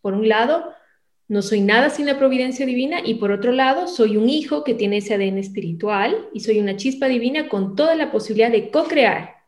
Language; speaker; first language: Spanish; native; Spanish